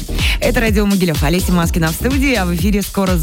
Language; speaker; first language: Russian; native; Russian